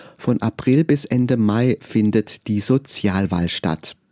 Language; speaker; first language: German; native; German